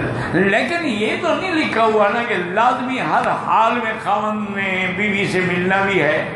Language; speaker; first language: Urdu; native; Urdu